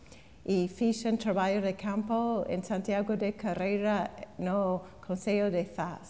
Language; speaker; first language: Galician; non-native, fluent; English